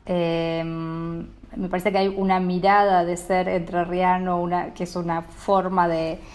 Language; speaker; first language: Spanish; native; Spanish